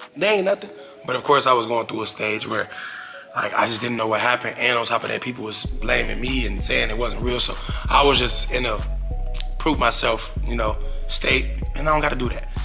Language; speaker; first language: English; native; English